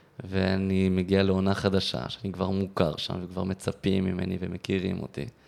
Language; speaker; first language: Hebrew; native; Hebrew